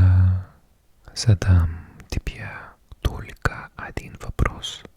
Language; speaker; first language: Russian; non-native, learner; English